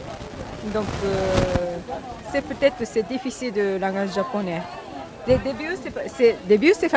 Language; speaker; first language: French; non-native, learner; Japanese